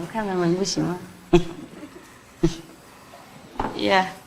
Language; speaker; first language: Chinese; non-native, fluent; Vietnamese